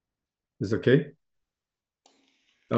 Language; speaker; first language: German; non-native, fluent; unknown